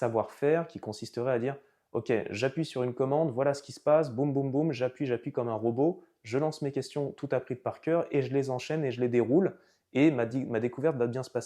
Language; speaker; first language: French; native; French